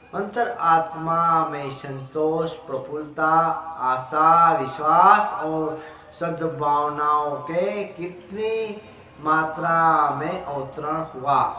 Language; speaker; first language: Hindi; non-native, local second language; Gujarati